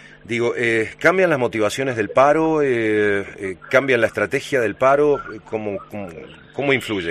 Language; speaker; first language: Spanish; native; Spanish